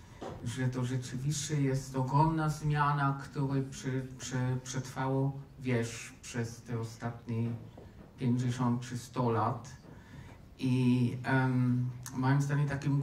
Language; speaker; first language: Polish; non-native, fluent; German